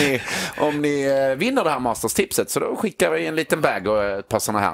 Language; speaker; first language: Swedish; native; Swedish